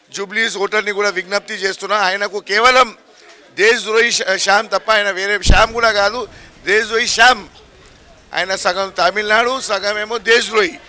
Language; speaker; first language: Telugu; non-native, local second language; Gujarati